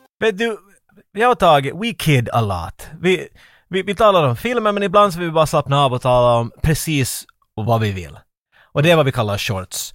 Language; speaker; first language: Swedish; native; Swedish